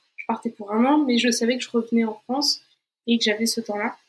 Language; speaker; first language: French; non-native, fluent; Portuguese